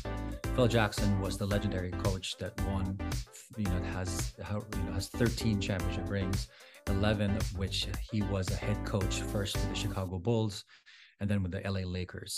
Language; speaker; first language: English; non-native, local second language; Filipino